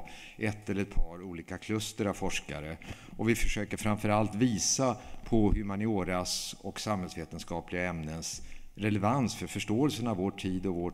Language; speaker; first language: Swedish; native; Swedish